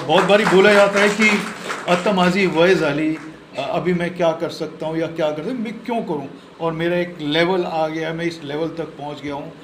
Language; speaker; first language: Hindi; non-native, local second language; Marathi